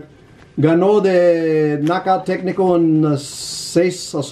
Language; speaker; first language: Spanish; non-native, learner; English